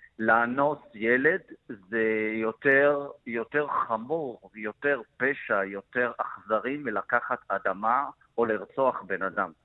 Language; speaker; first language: Hebrew; non-native, local second language; Arabic